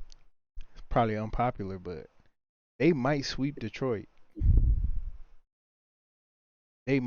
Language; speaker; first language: English; native; English